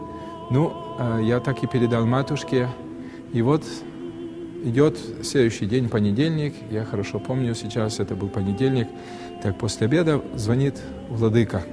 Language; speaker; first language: Russian; native; Russian